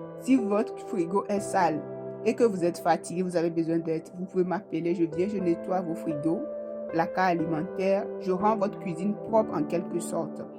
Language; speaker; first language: French; non-native, local second language; Ewe